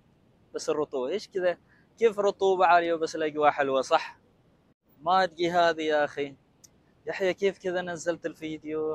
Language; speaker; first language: Arabic; native; Arabic